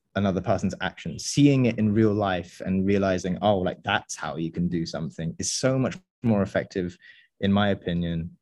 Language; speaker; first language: English; native; English